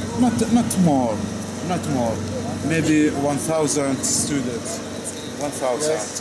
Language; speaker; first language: English; non-native, learner; Arabic